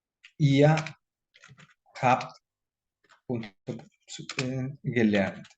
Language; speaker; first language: German; non-native, fluent; Spanish